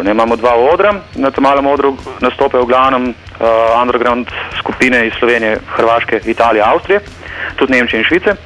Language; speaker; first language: Slovenian; native; Slovenian